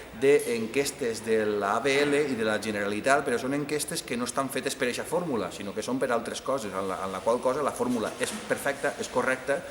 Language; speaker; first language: Catalan; native; Catalan